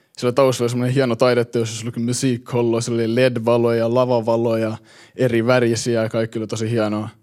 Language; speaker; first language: Finnish; early bilingual, heritage; Finnish